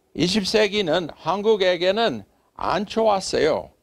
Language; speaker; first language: Korean; non-native, fluent; English